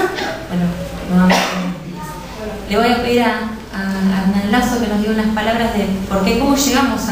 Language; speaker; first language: Spanish; native; Spanish